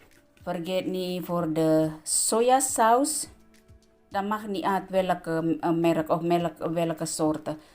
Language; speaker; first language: Dutch; non-native, learner; Indonesian